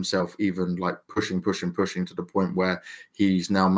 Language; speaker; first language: English; native; English